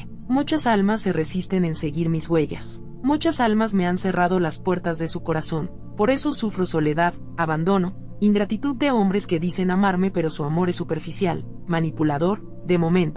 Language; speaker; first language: Spanish; native; Spanish